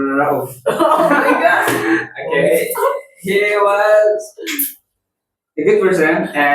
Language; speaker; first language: English; non-native, learner; Indonesian